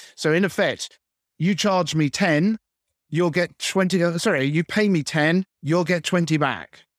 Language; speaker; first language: English; native; English